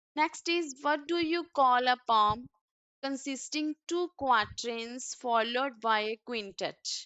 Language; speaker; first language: English; non-native, local second language; Punjabi